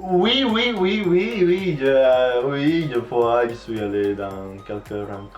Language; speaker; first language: French; non-native, fluent; Indonesian